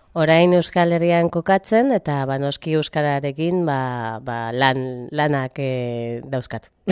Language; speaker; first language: Basque; non-native, local second language; Spanish